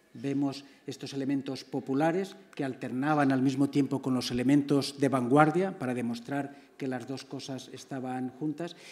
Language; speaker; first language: Spanish; native; Spanish